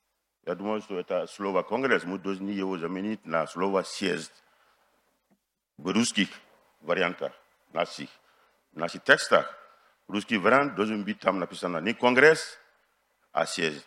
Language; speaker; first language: Russian; non-native, fluent; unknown